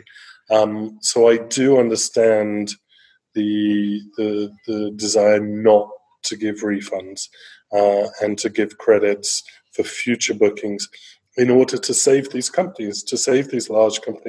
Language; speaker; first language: English; native; English